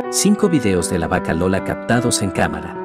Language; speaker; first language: Spanish; native; Spanish